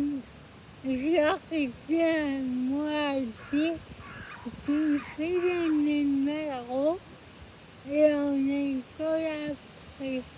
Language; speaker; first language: French; non-native, learner; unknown